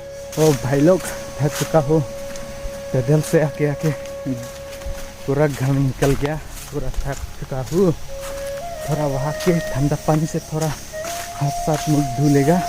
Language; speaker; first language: Hindi; non-native, local second language; Karbi